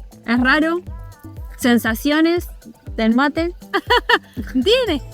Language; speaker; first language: Spanish; native; Spanish